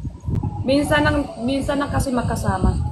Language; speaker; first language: Filipino; non-native, learner; Chinese